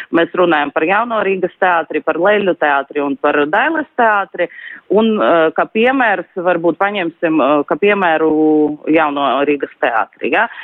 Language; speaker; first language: Latvian; non-native, local second language; Russian